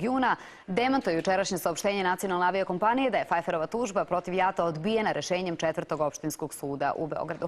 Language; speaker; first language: Serbian; native; Serbian